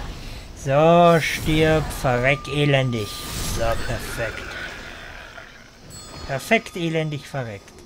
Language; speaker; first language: German; native; German